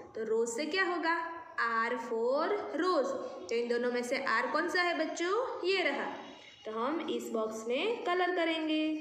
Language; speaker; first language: Hindi; non-native, local second language; Gujarati